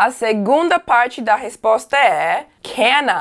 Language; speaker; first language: Portuguese; non-native, fluent; English